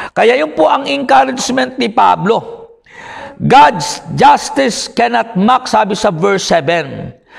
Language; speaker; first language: Filipino; native; Filipino